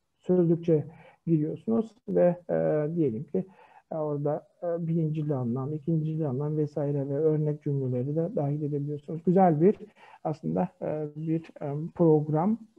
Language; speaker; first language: Turkish; non-native, fluent; Kyrgyz